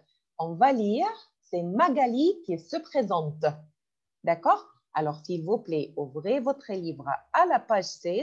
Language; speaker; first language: French; non-native, fluent; Arabic